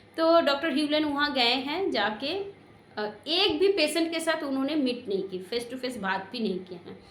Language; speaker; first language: Hindi; non-native, local second language; Bangla